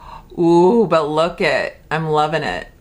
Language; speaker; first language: English; native; English